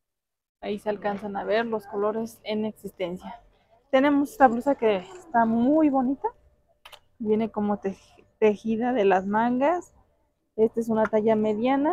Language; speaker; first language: Spanish; native; Spanish